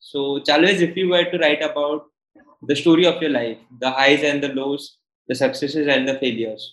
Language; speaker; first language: English; non-native, local second language; Hindi